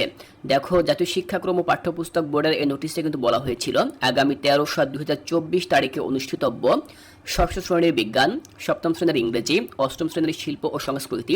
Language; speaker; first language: Bangla; native; Bangla